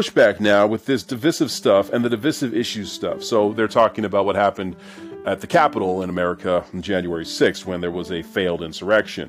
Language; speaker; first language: English; native; English